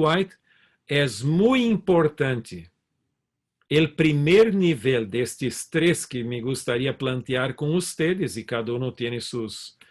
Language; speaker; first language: Spanish; non-native, fluent; Portuguese